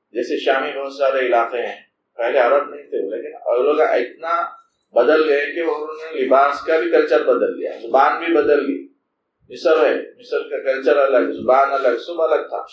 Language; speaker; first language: Urdu; native; Urdu